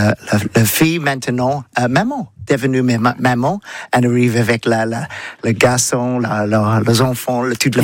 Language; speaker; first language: French; non-native, learner; English